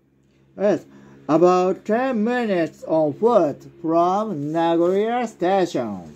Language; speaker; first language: English; non-native, learner; Japanese